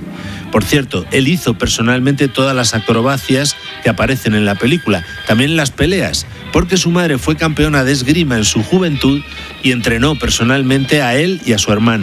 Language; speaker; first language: Spanish; native; Spanish